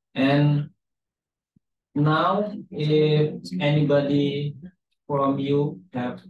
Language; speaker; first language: English; non-native, fluent; Indonesian